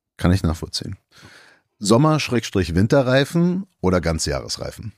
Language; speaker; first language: German; early bilingual, heritage; German